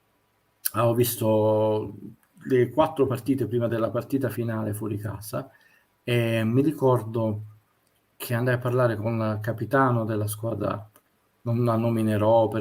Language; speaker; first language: Italian; native; Italian